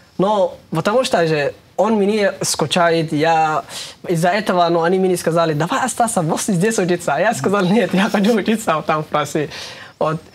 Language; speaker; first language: Russian; non-native, learner; Somali